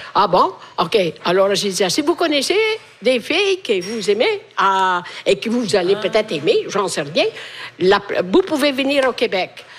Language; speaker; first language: French; non-native, fluent; Italian